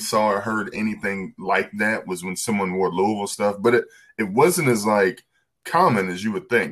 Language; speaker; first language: English; native; English